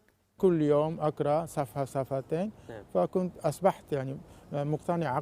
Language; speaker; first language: Arabic; non-native, fluent; Japanese